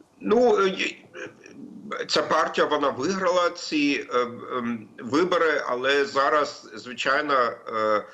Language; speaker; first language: Ukrainian; non-native, fluent; German